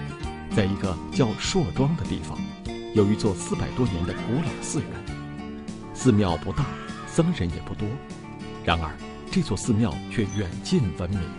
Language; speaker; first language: Chinese; native; Chinese